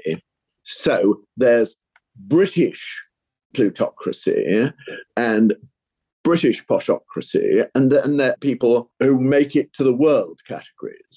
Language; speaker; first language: English; native; English